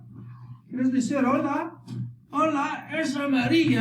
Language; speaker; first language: Spanish; early bilingual, heritage; English